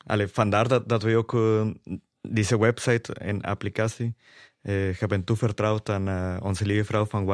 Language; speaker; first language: Dutch; non-native, fluent; Spanish